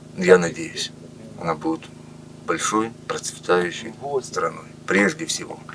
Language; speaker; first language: Russian; native; Russian